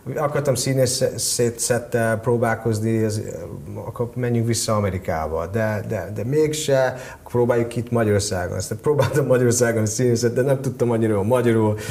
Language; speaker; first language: Hungarian; early bilingual, heritage; Hungarian